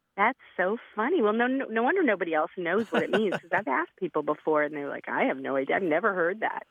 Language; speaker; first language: English; native; English